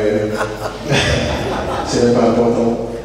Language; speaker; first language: French; non-native, learner; English